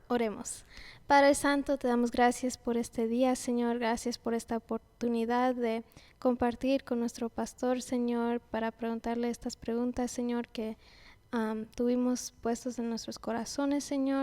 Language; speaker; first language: Spanish; early bilingual, heritage; Spanish